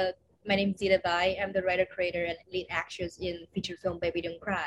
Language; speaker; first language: English; non-native, fluent; Chinese